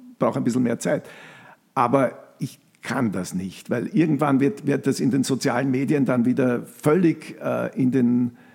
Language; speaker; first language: German; native; German